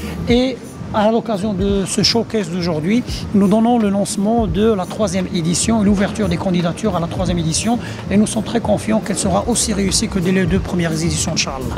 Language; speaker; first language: French; non-native, local second language; Arabic